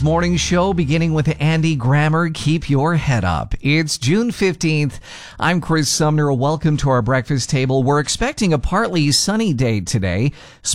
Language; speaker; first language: English; native; English